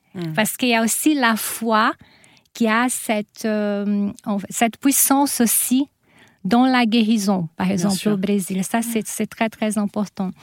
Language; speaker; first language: French; non-native, fluent; Portuguese